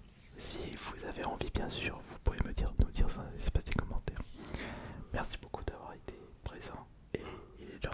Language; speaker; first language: French; native; French